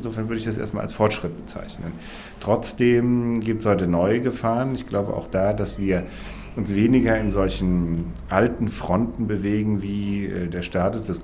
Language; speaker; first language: German; native; German